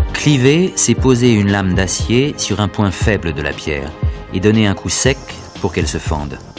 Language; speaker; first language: French; native; French